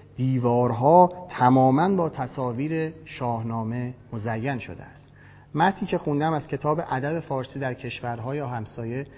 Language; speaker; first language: Persian; native; Persian